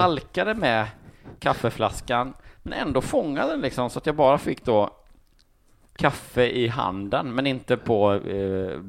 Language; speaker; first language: Swedish; native; Swedish